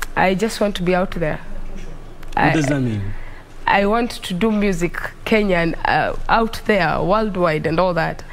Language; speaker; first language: English; non-native, local second language; Luo (Kenya and Tanzania)